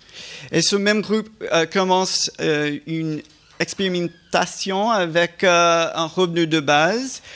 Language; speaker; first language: French; non-native, fluent; English